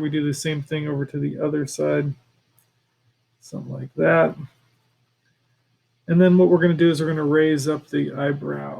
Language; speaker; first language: English; native; English